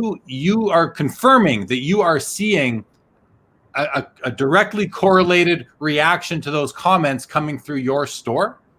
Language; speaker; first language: English; native; English